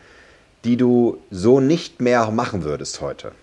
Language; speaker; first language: German; native; German